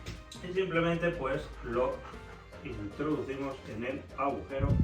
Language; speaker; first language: Spanish; native; Spanish